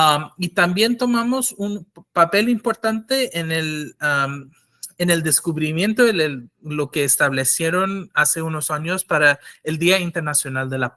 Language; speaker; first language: Spanish; non-native, fluent; English